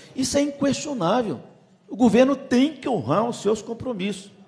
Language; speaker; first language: Portuguese; native; Portuguese